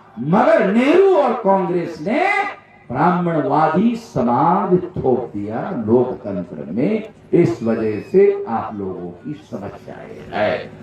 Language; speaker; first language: Hindi; non-native, local second language; Marathi